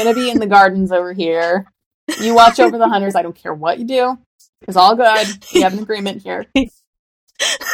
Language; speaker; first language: English; native; English